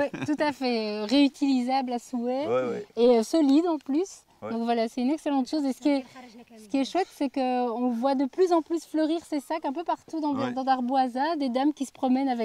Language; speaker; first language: French; native; French